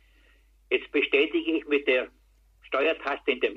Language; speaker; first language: German; native; German